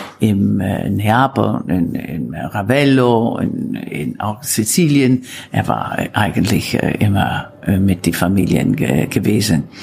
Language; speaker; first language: German; non-native, fluent; Italian